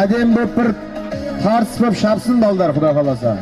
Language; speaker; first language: Kazakh; native; Kazakh